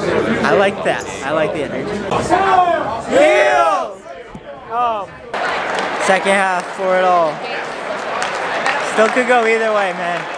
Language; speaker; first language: English; native; English